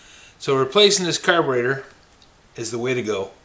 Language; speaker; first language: English; native; English